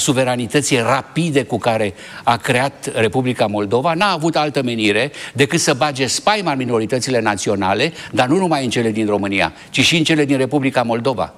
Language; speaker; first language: Romanian; native; Romanian